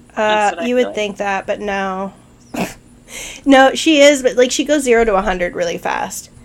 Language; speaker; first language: English; native; English